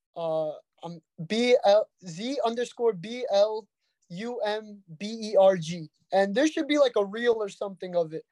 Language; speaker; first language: English; native; English